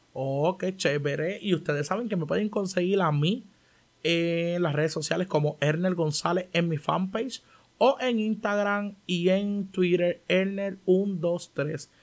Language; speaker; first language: Spanish; native; Spanish